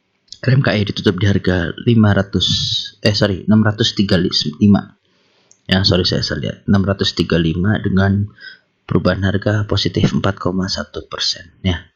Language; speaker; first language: Indonesian; native; Indonesian